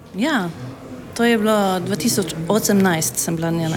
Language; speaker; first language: Slovenian; non-native, learner; English